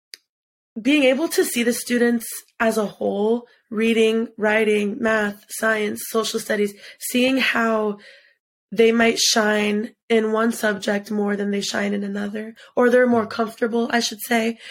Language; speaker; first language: English; native; English